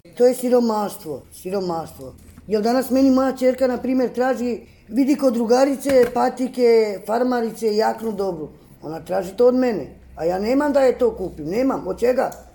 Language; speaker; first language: Serbian; non-native, local second language; Romany